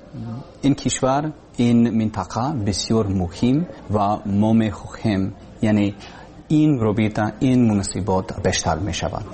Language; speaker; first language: Persian; non-native, learner; English